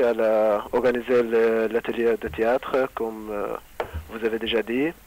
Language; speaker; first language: French; non-native, fluent; Arabic